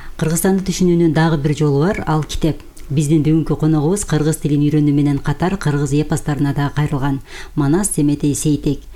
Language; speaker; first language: Kyrgyz; native; Kyrgyz